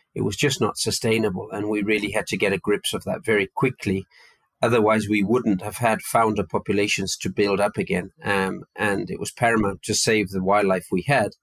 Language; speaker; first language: English; native; English